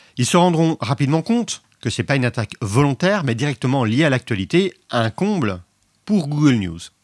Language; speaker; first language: French; native; French